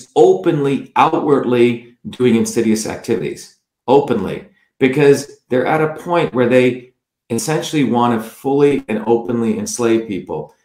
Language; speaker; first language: English; non-native, local second language; Tamil